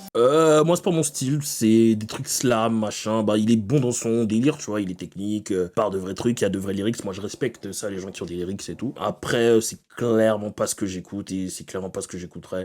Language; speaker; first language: French; native; French